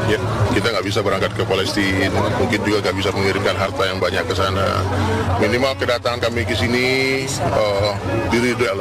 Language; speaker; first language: Indonesian; native; Indonesian